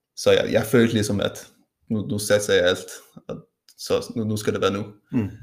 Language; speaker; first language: Danish; non-native, local second language; Faroese